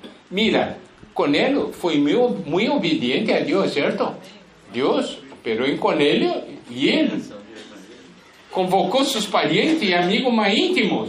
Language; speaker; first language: Spanish; non-native, fluent; Portuguese